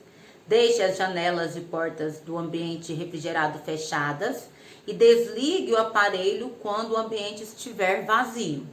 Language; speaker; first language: Portuguese; native; Portuguese